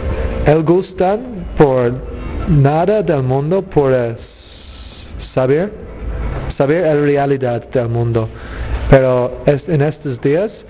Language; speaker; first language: Spanish; non-native, learner; English